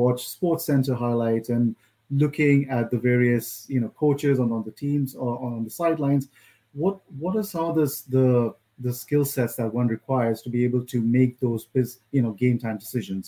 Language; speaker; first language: English; non-native, local second language; Hindi